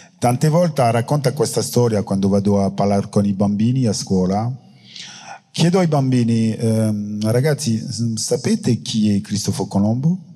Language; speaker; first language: Italian; non-native, fluent; French